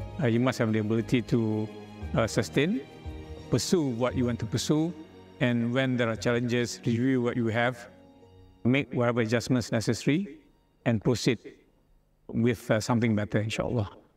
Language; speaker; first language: English; non-native, local second language; Malay